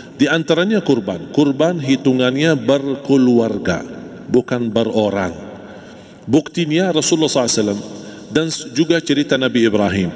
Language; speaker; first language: Malay; non-native, fluent; Arabic